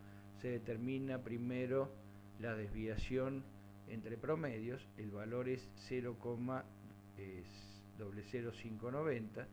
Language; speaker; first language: Spanish; native; Spanish